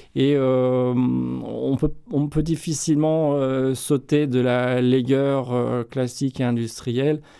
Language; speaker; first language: French; native; French